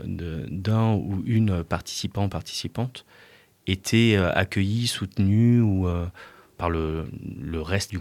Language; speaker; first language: French; native; French